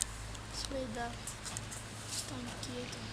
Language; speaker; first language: Spanish; early bilingual, other home language; Dutch